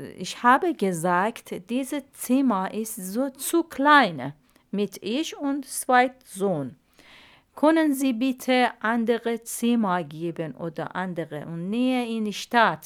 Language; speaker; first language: German; non-native, learner; Arabic